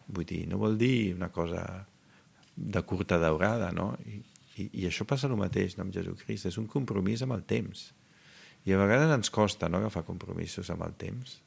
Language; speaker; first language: Catalan; non-native, fluent; Italian